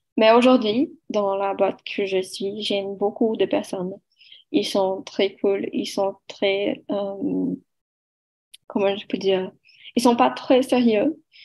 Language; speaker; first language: French; non-native, learner; Portuguese